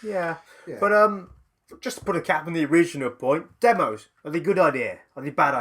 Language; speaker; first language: English; native; English